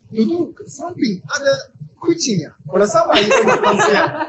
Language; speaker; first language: Indonesian; non-native, learner; Japanese